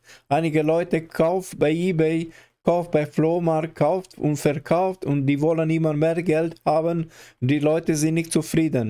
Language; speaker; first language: German; non-native, learner; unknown